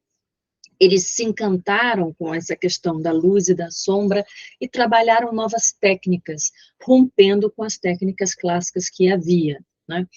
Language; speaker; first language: Portuguese; native; Portuguese